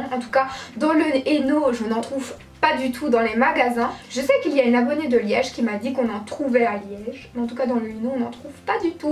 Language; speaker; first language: French; native; French